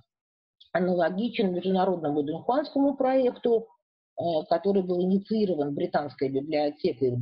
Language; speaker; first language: Russian; native; Russian